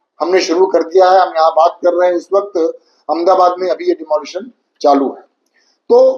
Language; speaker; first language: Hindi; native; Hindi